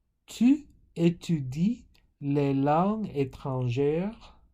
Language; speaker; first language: French; non-native, fluent; English